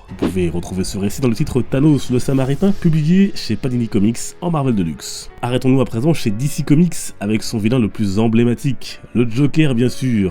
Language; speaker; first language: French; native; French